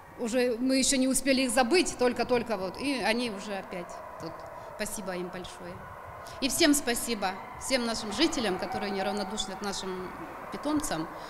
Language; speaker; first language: Russian; native; Russian